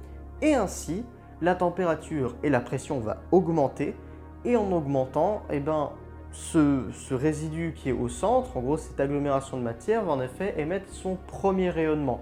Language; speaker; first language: French; native; French